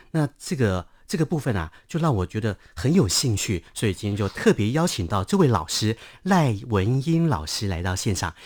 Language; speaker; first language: Chinese; non-native, local second language; Hakka Chinese